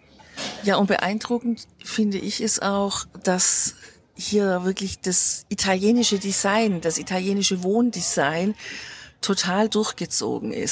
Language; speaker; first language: German; native; German